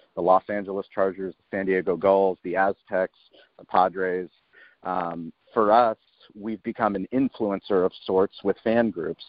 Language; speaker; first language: English; native; English